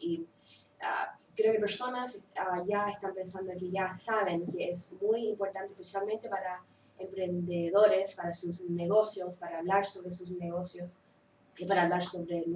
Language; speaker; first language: Spanish; early bilingual, heritage; Spanish